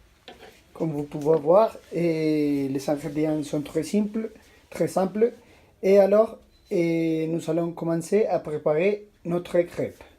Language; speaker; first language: French; non-native, learner; Spanish